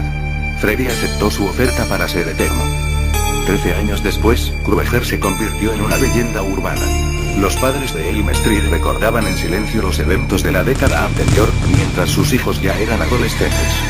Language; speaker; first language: Spanish; native; Spanish